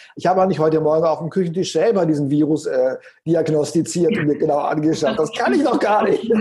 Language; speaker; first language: German; native; German